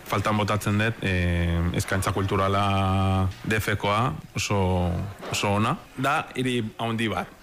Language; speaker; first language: Basque; non-native, fluent; Spanish